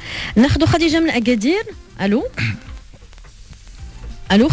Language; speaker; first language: Arabic; native; Arabic